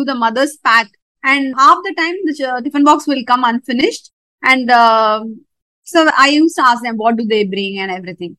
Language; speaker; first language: English; non-native, local second language; Tamil